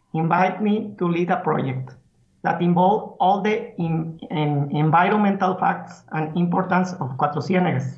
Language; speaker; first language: English; non-native, fluent; Spanish